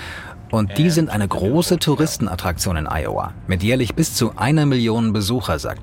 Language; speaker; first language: German; native; German